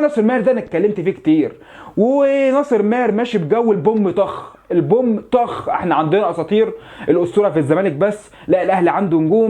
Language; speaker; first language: Arabic; native; Arabic